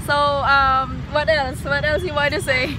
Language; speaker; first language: English; non-native, local second language; Filipino